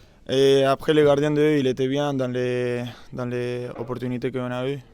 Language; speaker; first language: French; non-native, learner; Spanish